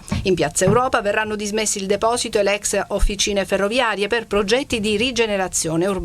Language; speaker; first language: Italian; native; Italian